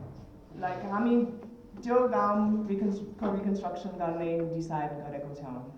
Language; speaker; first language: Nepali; early bilingual, heritage; Nepali